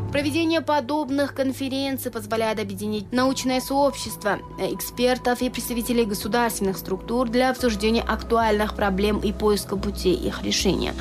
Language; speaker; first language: Russian; non-native, local second language; Tajik